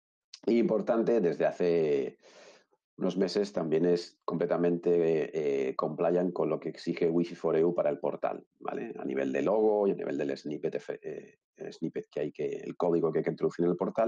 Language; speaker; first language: Spanish; native; Spanish